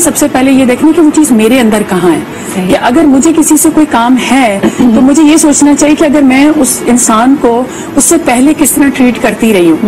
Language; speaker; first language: Urdu; native; Urdu